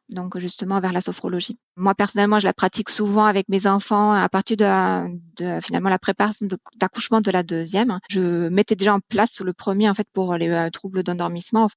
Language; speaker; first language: French; non-native, fluent; German